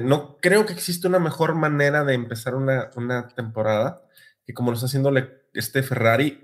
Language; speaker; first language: Spanish; native; Spanish